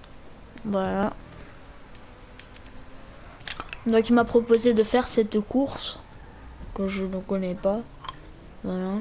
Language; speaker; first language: French; native; French